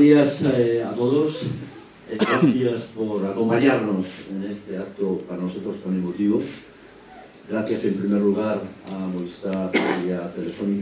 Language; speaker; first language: Spanish; native; Spanish